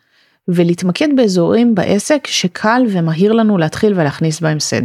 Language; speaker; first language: Hebrew; native; Hebrew